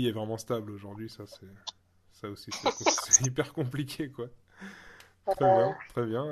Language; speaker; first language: French; native; French